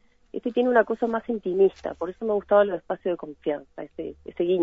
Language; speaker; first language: Spanish; native; Spanish